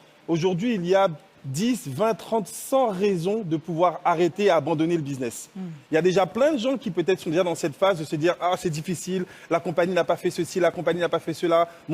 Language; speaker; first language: French; native; French